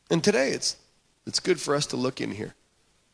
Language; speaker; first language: English; native; English